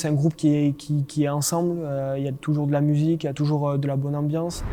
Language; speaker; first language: French; native; French